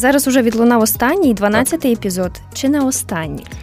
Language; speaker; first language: Ukrainian; native; Ukrainian